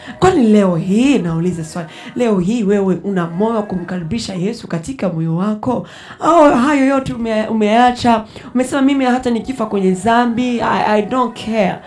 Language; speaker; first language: Swahili; non-native, local second language; Rundi